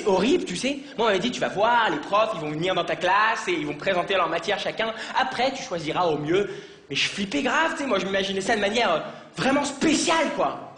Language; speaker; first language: French; native; French